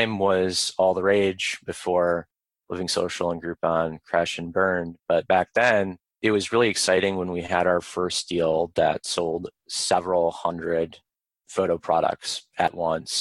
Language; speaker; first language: English; native; English